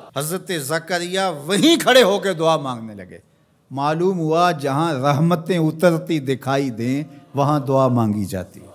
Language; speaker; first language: Urdu; non-native, local second language; Punjabi